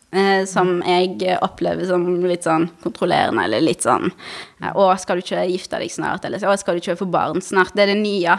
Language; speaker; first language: Norwegian; early bilingual, other home language; Arabic